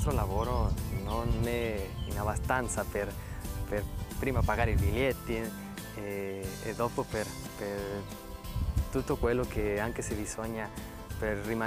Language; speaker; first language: Italian; non-native, learner; Spanish